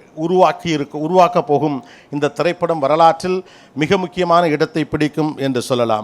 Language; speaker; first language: Tamil; native; Tamil